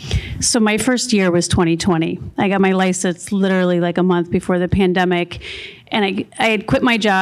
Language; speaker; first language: English; native; English